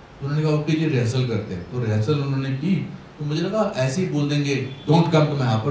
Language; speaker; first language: Hindi; native; Hindi